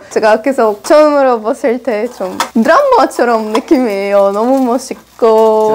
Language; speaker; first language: Korean; non-native, learner; Russian